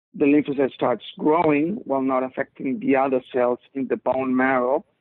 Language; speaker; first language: English; non-native, fluent; Spanish